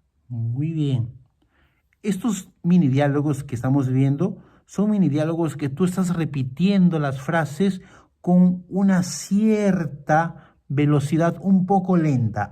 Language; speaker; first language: Spanish; non-native, fluent; Portuguese